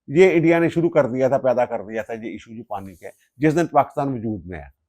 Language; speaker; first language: Urdu; non-native, local second language; Punjabi